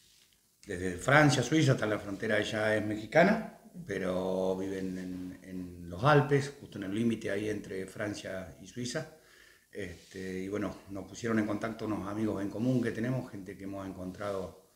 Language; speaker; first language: Spanish; native; Spanish